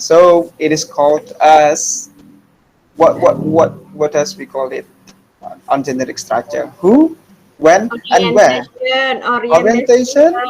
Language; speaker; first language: English; non-native, fluent; Indonesian